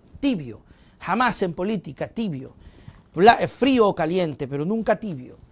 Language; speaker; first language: Spanish; native; Spanish